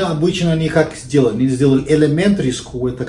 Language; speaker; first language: Russian; non-native, fluent; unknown